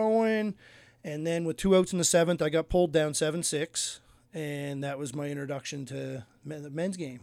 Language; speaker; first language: English; native; English